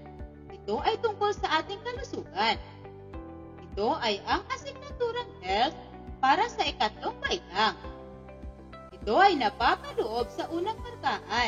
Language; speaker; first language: Filipino; native; Filipino